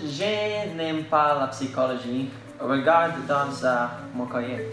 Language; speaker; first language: French; non-native, learner; English